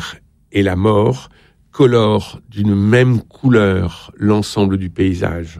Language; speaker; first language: French; native; French